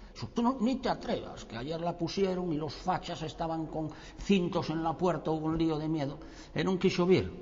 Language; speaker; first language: Spanish; non-native, local second language; Galician